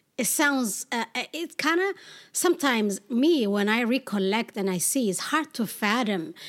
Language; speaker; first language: English; non-native, fluent; Amharic